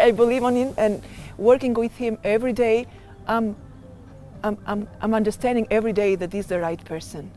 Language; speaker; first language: English; non-native, learner; Albanian